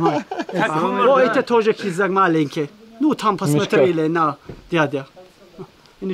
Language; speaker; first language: Russian; non-native, local second language; Uzbek